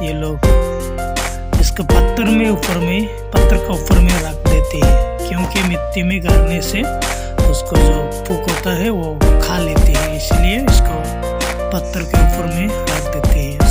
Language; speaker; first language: Hindi; non-native, local second language; Bodo